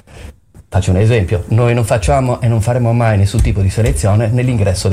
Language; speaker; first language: Italian; native; Italian